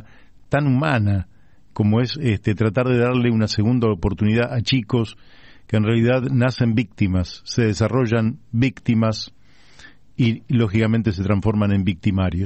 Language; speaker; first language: Spanish; native; Spanish